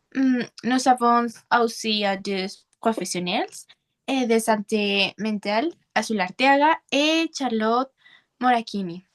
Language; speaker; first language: French; non-native, learner; Spanish